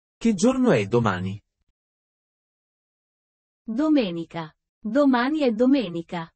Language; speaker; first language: Italian; non-native, fluent; Sinhala